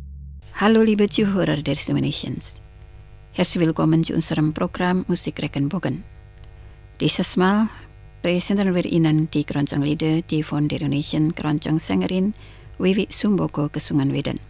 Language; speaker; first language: German; non-native, fluent; Indonesian